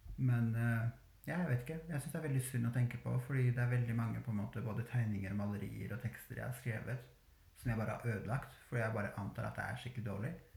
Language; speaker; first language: Norwegian; early bilingual, other home language; Albanian